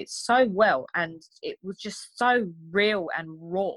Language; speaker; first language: English; native; English